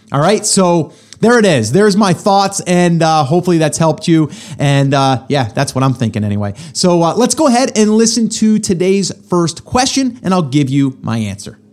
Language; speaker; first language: English; native; English